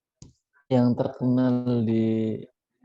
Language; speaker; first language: Indonesian; native; Indonesian